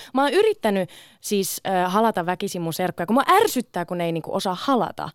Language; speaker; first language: Finnish; early bilingual, other home language; Sinhala